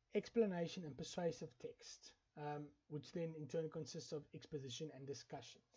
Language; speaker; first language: English; non-native, local second language; Afrikaans